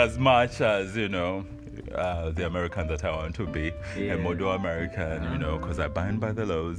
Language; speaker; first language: English; non-native, local second language; Ganda